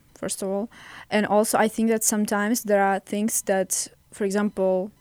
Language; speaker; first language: English; non-native, fluent; Russian